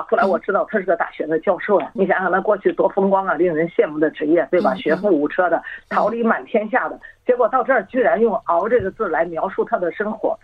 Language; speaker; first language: Chinese; native; Chinese